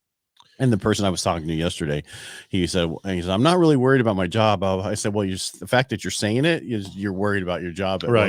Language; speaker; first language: English; native; English